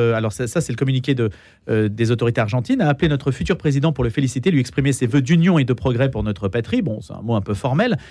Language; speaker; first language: French; native; French